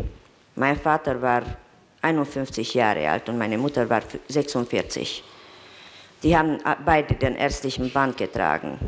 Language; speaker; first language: German; non-native, fluent; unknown